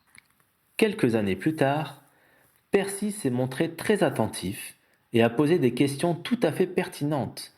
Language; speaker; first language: French; native; French